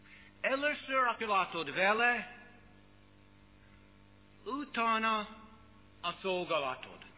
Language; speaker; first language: Hungarian; non-native, learner; English